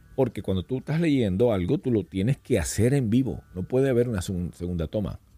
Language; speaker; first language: Spanish; native; Spanish